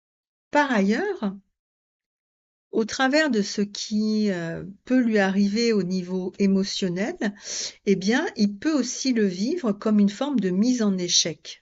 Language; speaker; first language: French; native; French